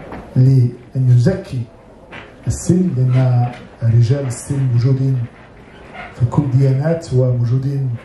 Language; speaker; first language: Arabic; native; Arabic